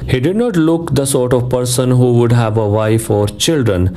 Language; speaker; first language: English; non-native, local second language; Punjabi